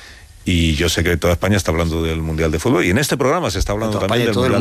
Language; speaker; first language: Spanish; native; Spanish